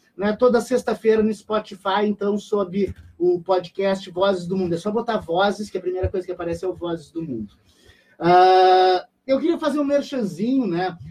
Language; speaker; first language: Portuguese; native; Portuguese